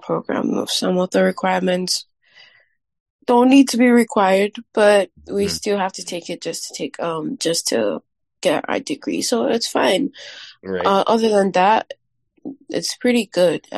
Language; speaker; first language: English; non-native, local second language; Yoruba